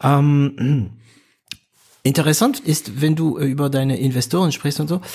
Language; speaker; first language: German; non-native, fluent; French